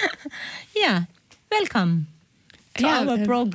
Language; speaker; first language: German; non-native, learner; Filipino